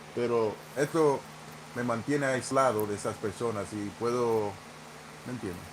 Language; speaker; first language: Spanish; non-native, fluent; English